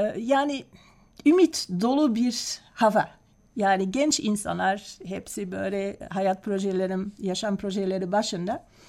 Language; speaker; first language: Turkish; non-native, fluent; Dutch